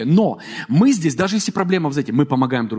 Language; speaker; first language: Russian; native; Russian